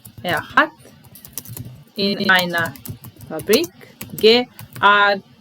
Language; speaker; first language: German; non-native, fluent; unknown